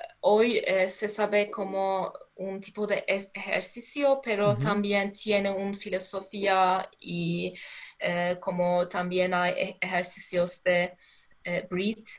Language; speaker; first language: Spanish; non-native, learner; Turkish